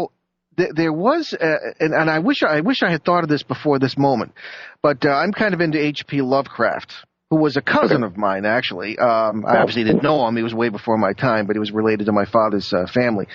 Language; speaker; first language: English; native; English